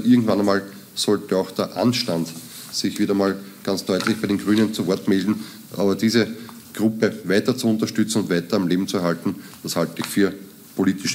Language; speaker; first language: German; native; German